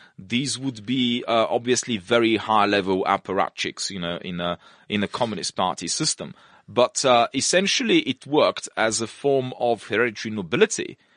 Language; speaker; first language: English; non-native, fluent; Russian